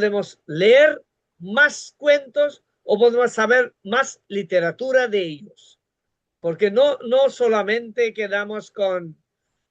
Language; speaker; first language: Spanish; non-native, fluent; Bangla